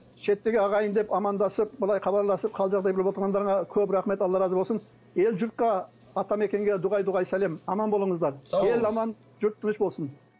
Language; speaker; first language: Kazakh; early bilingual, heritage; Kazakh